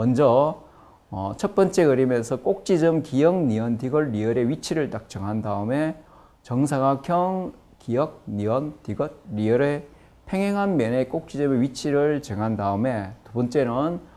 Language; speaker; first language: Korean; native; Korean